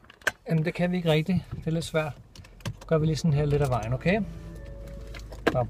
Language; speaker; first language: Danish; native; Danish